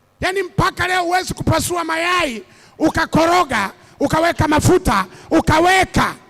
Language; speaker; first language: Swahili; native; Swahili